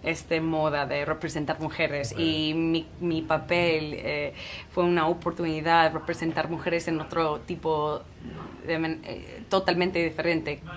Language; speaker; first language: Spanish; non-native, fluent; English